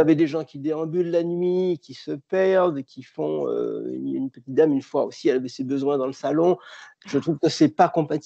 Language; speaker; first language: French; native; French